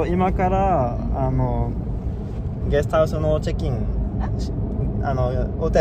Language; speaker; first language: Japanese; non-native, fluent; French